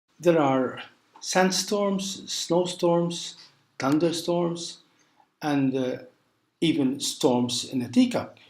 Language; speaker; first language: English; non-native, local second language; Maltese